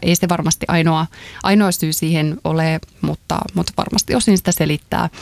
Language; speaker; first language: Finnish; native; Finnish